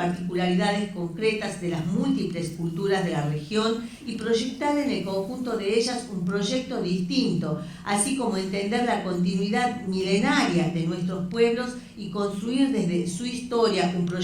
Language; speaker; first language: Spanish; native; Spanish